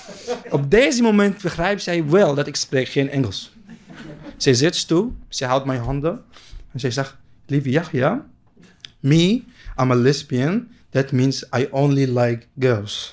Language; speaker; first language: Dutch; non-native, learner; Arabic